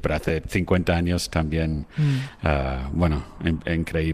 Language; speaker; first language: Spanish; non-native, fluent; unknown